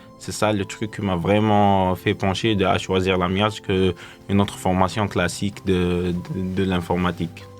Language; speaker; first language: French; non-native, local second language; Kabyle